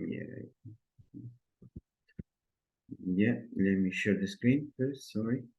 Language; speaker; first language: English; non-native, learner; Spanish